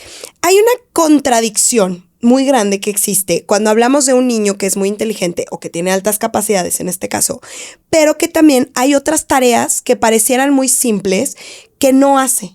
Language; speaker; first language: Spanish; native; Spanish